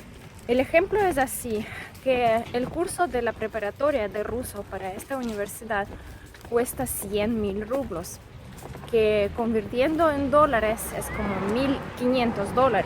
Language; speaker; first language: Spanish; non-native, fluent; Russian